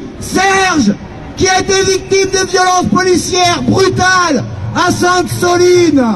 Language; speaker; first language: French; native; French